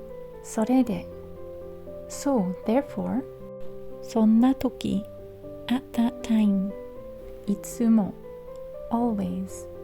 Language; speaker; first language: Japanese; non-native, learner; English